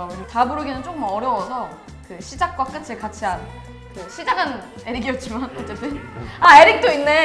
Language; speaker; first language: Korean; native; Korean